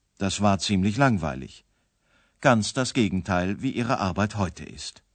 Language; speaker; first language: German; native; German